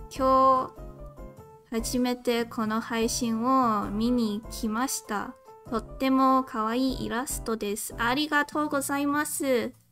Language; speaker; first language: Japanese; non-native, learner; Cantonese